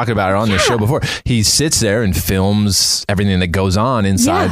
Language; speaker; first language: English; native; English